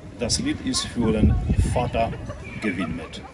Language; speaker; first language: German; non-native, learner; Ukrainian